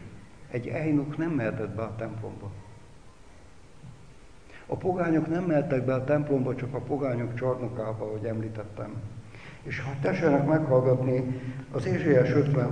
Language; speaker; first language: Hungarian; native; Hungarian